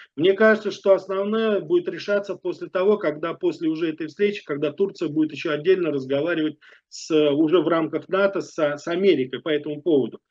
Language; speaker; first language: Russian; native; Russian